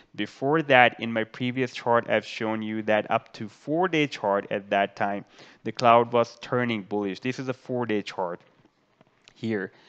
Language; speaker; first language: English; non-native, local second language; Urdu